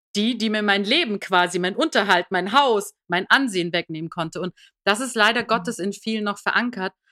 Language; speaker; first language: German; early bilingual, other home language; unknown